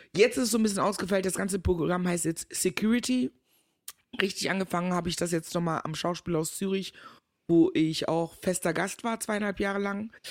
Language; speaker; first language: German; early bilingual, other home language; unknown